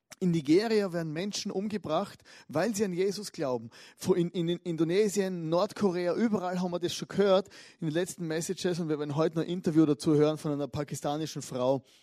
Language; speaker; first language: German; native; German